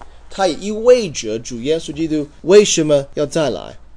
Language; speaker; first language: Chinese; non-native, fluent; English